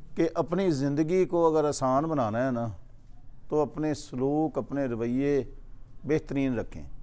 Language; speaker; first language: Urdu; non-native, local second language; Punjabi